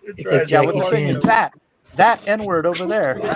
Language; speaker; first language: English; native; English